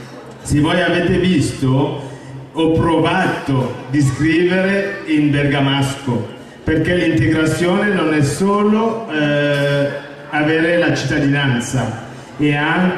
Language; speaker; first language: Italian; non-native, fluent; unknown